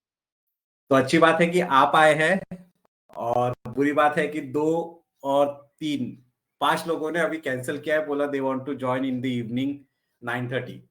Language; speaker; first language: Hindi; native; Hindi